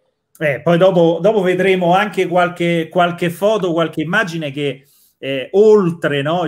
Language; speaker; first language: Italian; native; Italian